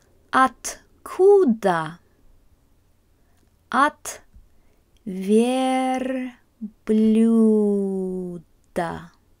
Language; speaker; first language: Russian; non-native, fluent; English